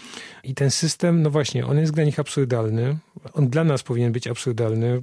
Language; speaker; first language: Polish; native; Polish